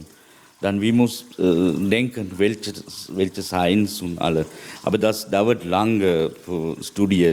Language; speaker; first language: German; non-native, learner; Sinhala